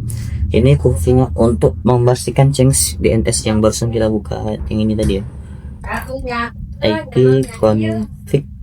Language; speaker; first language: Indonesian; native; Indonesian